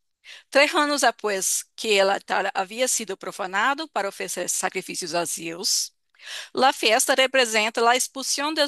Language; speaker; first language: Spanish; non-native, fluent; Portuguese